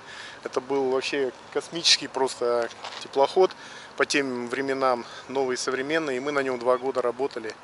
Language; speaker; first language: Russian; native; Russian